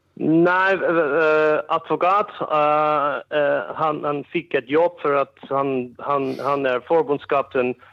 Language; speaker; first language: Swedish; non-native, fluent; Dutch